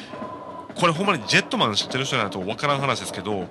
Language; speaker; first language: Japanese; native; Japanese